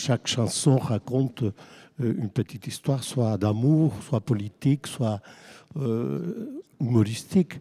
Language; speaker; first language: French; non-native, fluent; Spanish